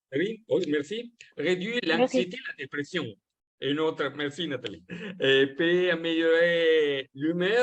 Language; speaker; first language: French; non-native, fluent; Italian